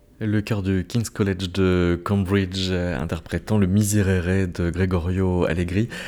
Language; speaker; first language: French; native; French